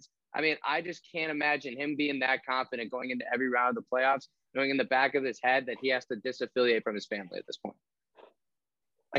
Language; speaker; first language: English; native; English